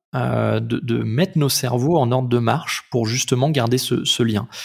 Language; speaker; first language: French; native; French